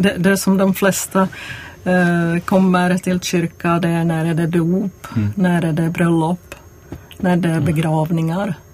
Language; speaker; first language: Swedish; non-native, fluent; Czech